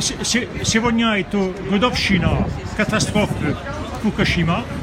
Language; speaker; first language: Russian; non-native, fluent; French